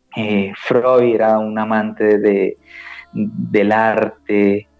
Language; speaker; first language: Spanish; native; Spanish